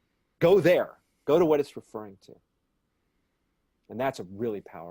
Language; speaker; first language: English; native; English